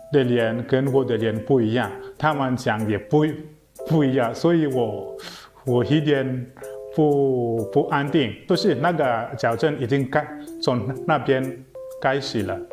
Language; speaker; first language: Chinese; non-native, fluent; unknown